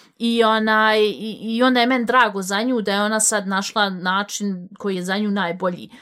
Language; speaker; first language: Bosnian; early bilingual, heritage; Bosnian